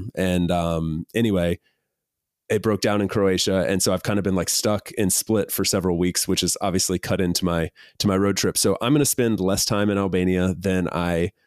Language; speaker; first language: English; native; English